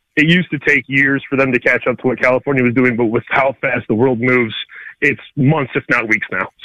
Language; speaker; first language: English; native; English